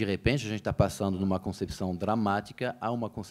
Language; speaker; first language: Portuguese; native; Portuguese